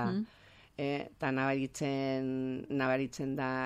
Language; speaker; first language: Basque; non-native, local second language; Spanish